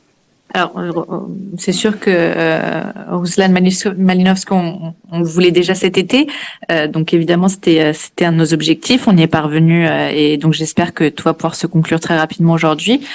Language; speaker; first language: French; native; French